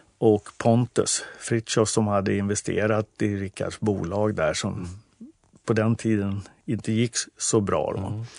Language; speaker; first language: Swedish; native; Swedish